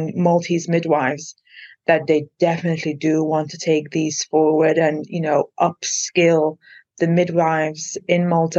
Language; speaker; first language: English; non-native, fluent; Maltese